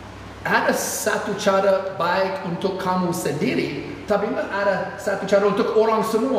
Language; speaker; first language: Indonesian; non-native, fluent; English